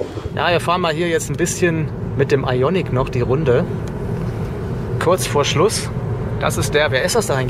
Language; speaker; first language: German; native; German